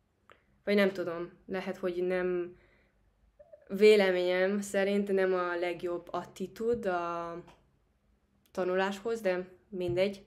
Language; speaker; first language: Hungarian; non-native, fluent; Spanish